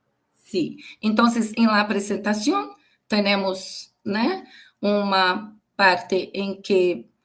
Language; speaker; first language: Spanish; non-native, learner; Portuguese